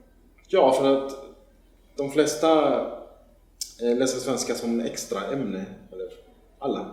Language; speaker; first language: Swedish; non-native, fluent; Spanish